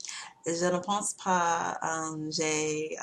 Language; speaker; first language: French; non-native, learner; English